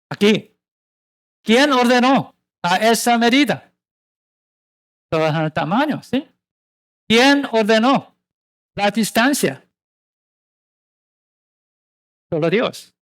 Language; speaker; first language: Spanish; non-native, learner; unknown